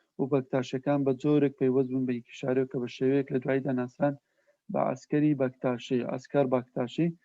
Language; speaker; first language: Central Kurdish; native; Central Kurdish